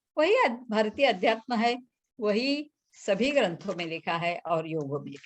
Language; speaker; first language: Hindi; non-native, local second language; Marathi